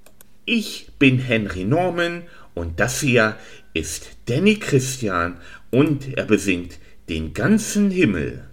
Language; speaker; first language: German; native; German